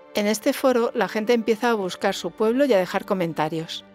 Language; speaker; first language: Spanish; non-native, fluent; Arabic